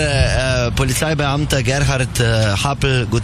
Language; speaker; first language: German; non-native, learner; Slovenian